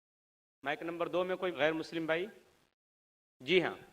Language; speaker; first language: Hindi; native; Hindi